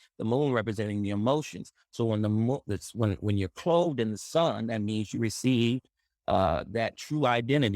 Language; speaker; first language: English; native; English